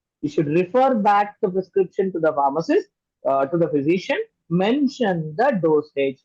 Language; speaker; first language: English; non-native, local second language; Telugu